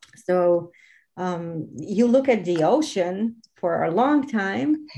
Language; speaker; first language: English; non-native, fluent; Bulgarian